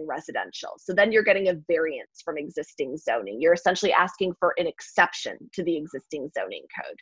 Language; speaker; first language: English; native; English